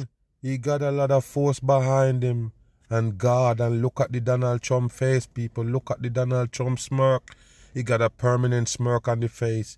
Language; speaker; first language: English; native; English